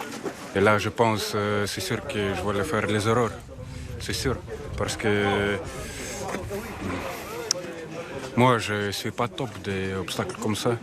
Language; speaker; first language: French; non-native, learner; Russian